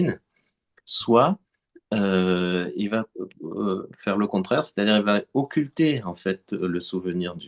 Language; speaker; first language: French; native; French